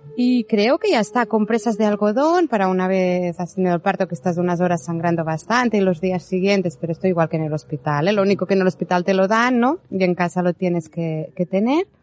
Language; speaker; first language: Spanish; native; Spanish